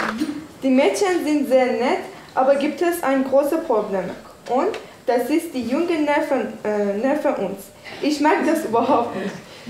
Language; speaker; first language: German; non-native, learner; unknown